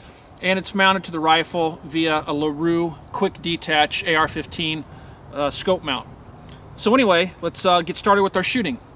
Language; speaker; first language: English; native; English